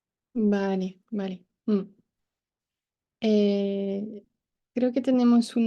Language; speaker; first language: Spanish; non-native, fluent; French